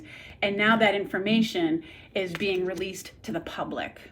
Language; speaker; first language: English; native; English